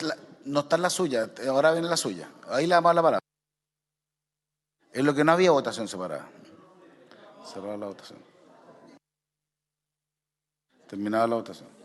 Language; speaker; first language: Spanish; native; Spanish